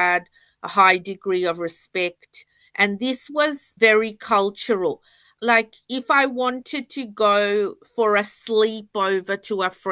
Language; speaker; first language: English; native; English